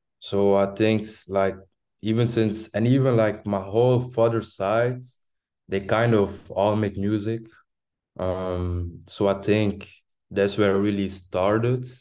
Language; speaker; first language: English; non-native, fluent; French